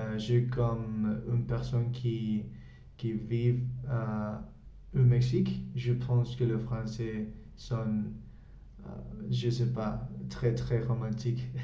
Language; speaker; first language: French; non-native, learner; Spanish